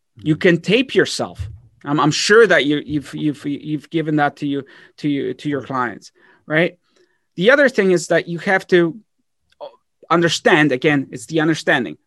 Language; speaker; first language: English; early bilingual, other home language; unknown